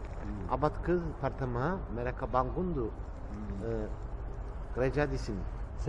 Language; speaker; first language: Indonesian; non-native, learner; Turkish